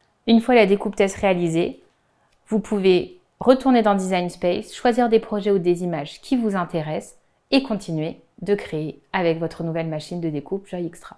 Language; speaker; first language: French; native; French